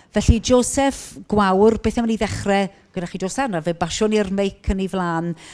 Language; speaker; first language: Welsh; native; Welsh